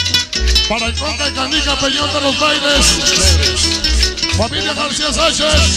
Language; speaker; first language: Spanish; native; Spanish